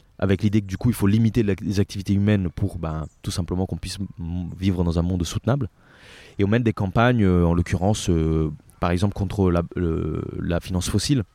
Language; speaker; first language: French; non-native, fluent; Italian